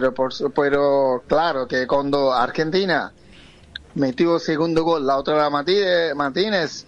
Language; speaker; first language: Spanish; non-native, fluent; Bangla